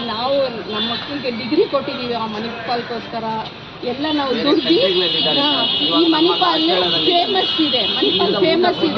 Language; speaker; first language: Kannada; non-native, local second language; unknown